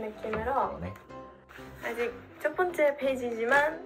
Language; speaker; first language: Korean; non-native, fluent; Japanese